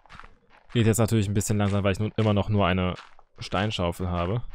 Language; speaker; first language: German; native; German